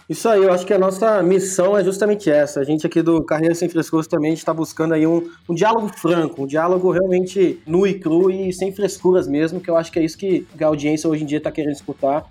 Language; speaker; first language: Portuguese; early bilingual, heritage; Portuguese